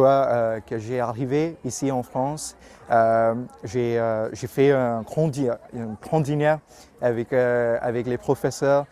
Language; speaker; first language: French; non-native, learner; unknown